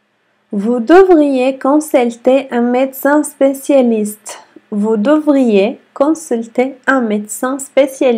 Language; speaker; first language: French; non-native, fluent; Arabic